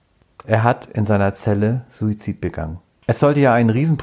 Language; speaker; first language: German; native; German